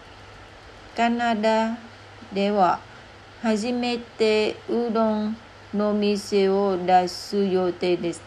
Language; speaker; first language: Japanese; non-native, learner; Vietnamese